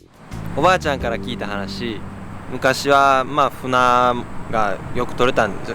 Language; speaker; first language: Japanese; native; Japanese